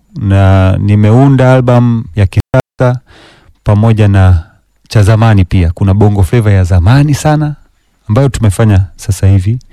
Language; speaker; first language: Swahili; non-native, fluent; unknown